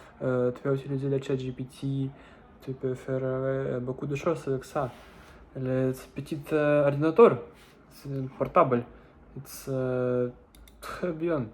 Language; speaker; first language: French; non-native, learner; Russian